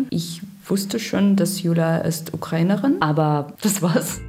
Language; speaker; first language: German; non-native, learner; Russian